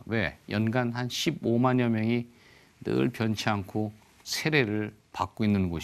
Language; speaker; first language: Korean; native; Korean